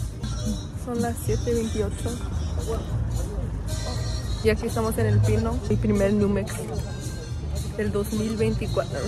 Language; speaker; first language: Spanish; early bilingual, heritage; Spanish